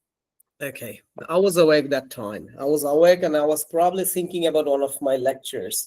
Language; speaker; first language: English; non-native, fluent; Bangla